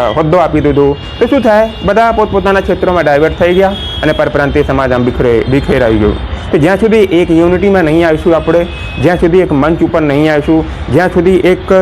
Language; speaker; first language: Gujarati; non-native, local second language; Hindi